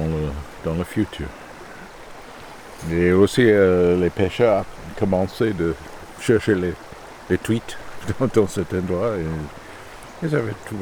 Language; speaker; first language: French; non-native, learner; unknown